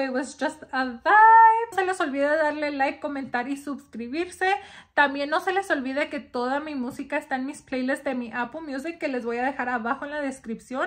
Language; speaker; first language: Spanish; early bilingual, heritage; Spanish